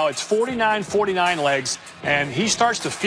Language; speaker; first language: English; native; English